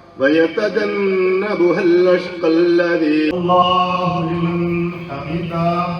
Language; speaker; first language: Arabic; non-native, fluent; Malayalam